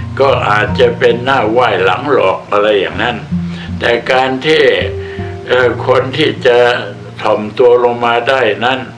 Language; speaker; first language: Thai; native; Thai